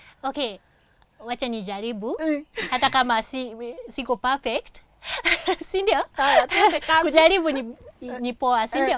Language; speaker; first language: Swahili; non-native, fluent; Japanese